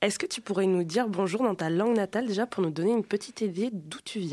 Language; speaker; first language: French; native; French